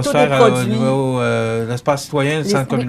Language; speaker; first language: French; native; French